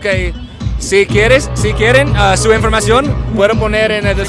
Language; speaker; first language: Spanish; non-native, learner; English